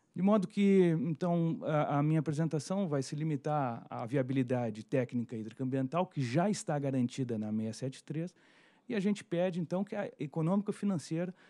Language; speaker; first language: Portuguese; native; Portuguese